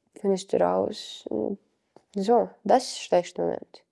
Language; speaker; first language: German; non-native, learner; Ukrainian